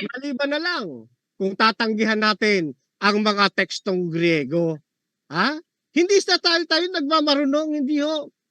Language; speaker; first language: Filipino; native; Filipino